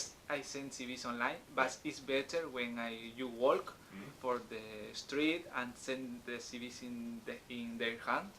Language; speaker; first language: English; non-native, learner; Spanish